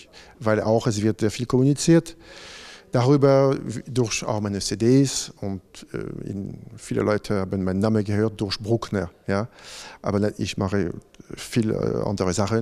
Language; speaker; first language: German; non-native, fluent; French